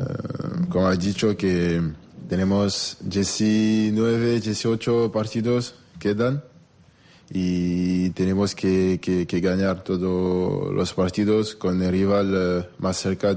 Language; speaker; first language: Spanish; non-native, learner; French